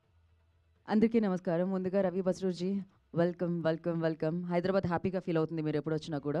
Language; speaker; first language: Telugu; native; Telugu